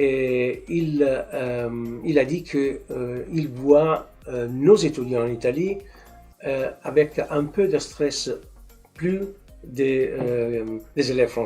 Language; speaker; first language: French; non-native, learner; Italian